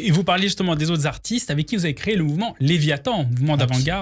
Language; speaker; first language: French; native; French